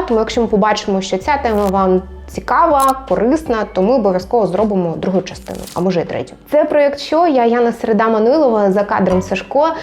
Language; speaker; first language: Ukrainian; non-native, local second language; Russian